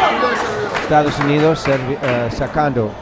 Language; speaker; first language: Spanish; non-native, learner; English